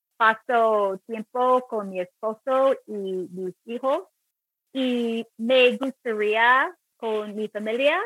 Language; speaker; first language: Spanish; non-native, learner; English